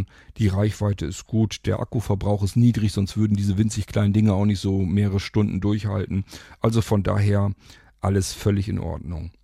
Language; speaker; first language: German; native; German